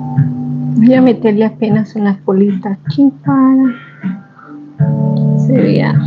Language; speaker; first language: Spanish; native; Spanish